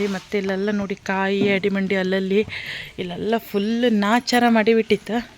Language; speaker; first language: Kannada; native; Kannada